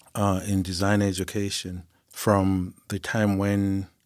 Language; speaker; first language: English; non-native, local second language; Shona